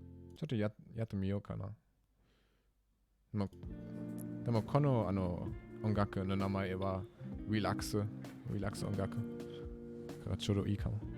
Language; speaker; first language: Japanese; non-native, learner; German